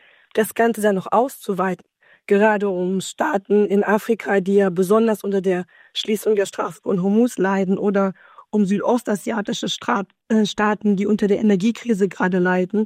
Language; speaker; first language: German; native; German